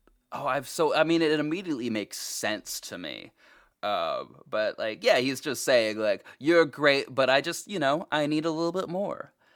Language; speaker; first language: English; native; English